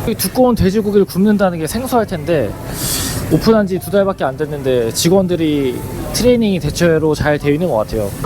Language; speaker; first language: Korean; native; Korean